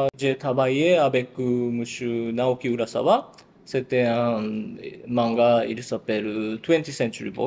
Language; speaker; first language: French; non-native, learner; Japanese